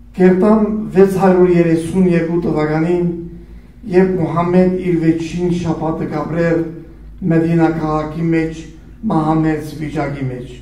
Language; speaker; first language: Armenian; early bilingual, heritage; Armenian